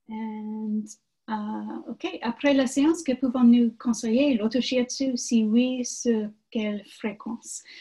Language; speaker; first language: French; non-native, learner; English